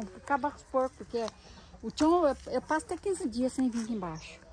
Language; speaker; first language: Portuguese; native; Portuguese